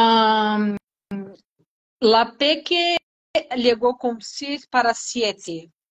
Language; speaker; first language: Spanish; non-native, learner; Portuguese